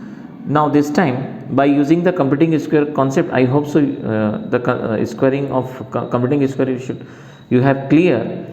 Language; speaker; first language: English; non-native, local second language; Hindi